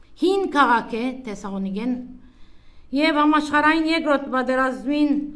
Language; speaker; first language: Armenian; native; Armenian